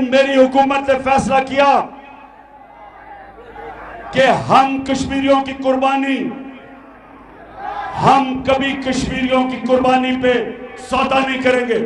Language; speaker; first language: Urdu; native; Urdu